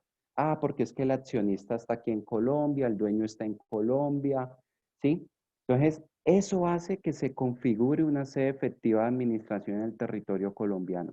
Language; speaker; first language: Spanish; native; Spanish